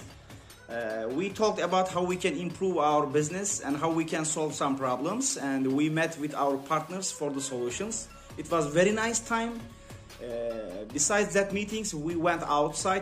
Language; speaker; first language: English; non-native, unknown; Turkish